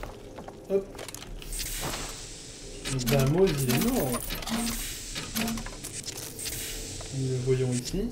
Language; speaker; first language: French; native; French